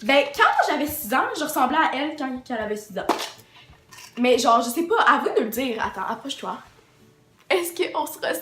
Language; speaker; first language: French; native; French